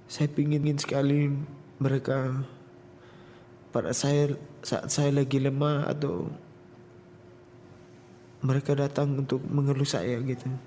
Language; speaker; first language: Indonesian; non-native, local second language; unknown